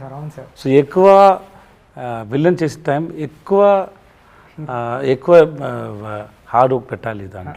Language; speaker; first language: Telugu; non-native, learner; Tamil